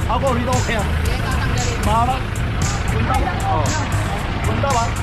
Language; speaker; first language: Filipino; non-native, learner; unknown